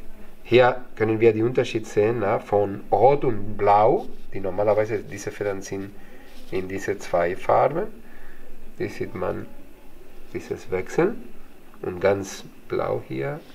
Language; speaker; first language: German; non-native, fluent; Spanish